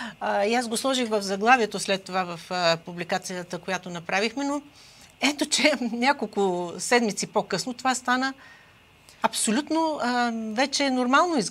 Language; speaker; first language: Bulgarian; native; Bulgarian